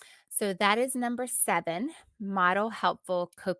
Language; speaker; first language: English; native; English